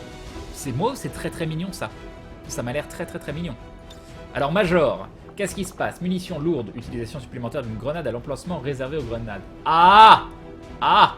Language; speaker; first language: French; native; French